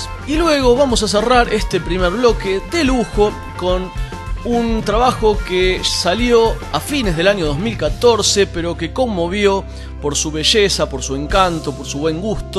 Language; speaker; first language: Spanish; native; Spanish